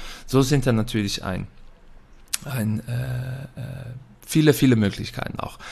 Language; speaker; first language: German; non-native, fluent; Dutch